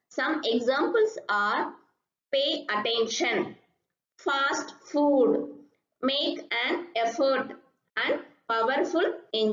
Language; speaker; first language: English; non-native, local second language; Tamil